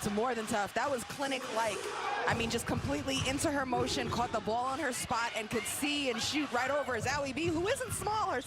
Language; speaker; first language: English; native; English